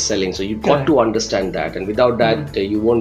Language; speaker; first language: English; non-native, local second language; Gujarati